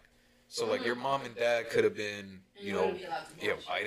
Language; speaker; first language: English; early bilingual, other home language; Spanish